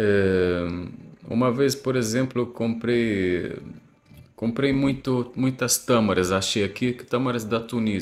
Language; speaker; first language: Portuguese; non-native, fluent; Arabic